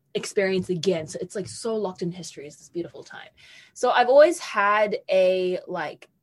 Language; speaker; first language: English; native; English